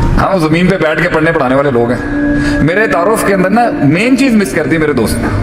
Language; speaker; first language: Urdu; non-native, local second language; Punjabi